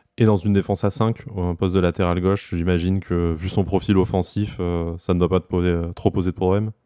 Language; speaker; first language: French; native; French